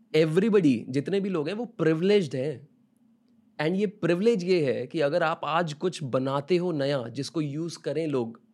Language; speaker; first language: Hindi; native; Hindi